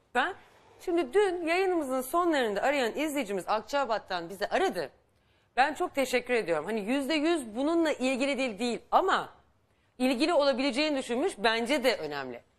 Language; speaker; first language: Turkish; native; Turkish